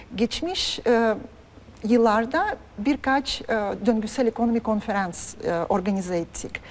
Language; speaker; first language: Turkish; non-native, fluent; Russian